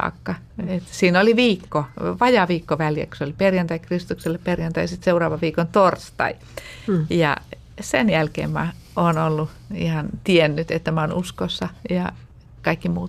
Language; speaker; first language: Finnish; native; Finnish